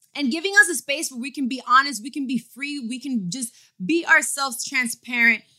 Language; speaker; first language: English; early bilingual, other home language; Spanish